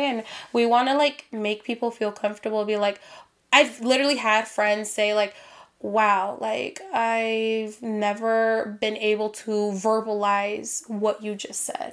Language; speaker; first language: English; early bilingual, other home language; Spanish